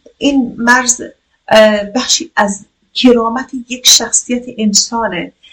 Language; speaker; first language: Persian; non-native, local second language; Kurdish